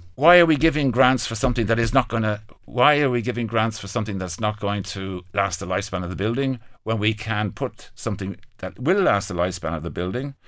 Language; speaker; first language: English; native; English